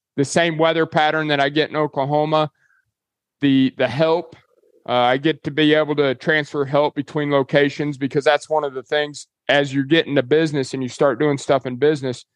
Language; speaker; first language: English; native; English